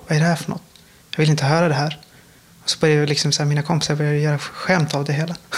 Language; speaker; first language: Swedish; non-native, fluent; Persian